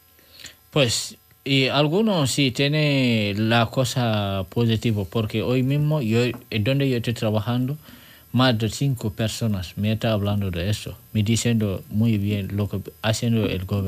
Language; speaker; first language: Spanish; non-native, learner; French